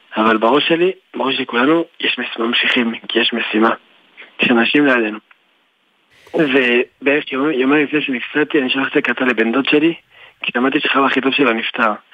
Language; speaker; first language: Hebrew; early bilingual, other home language; French